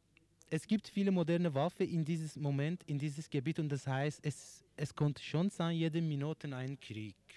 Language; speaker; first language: German; non-native, learner; Persian